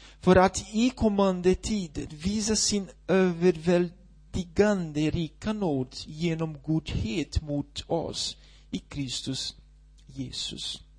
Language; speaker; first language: Swedish; non-native, fluent; Portuguese